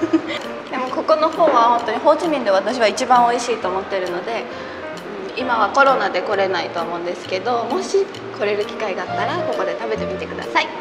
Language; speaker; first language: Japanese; native; Japanese